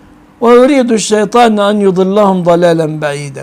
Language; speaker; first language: Arabic; native; Arabic